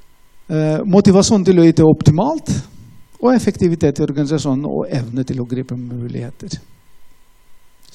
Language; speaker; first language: Norwegian; non-native, fluent; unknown